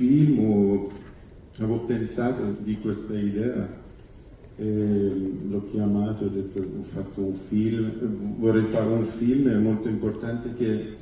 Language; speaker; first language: Italian; non-native, fluent; Persian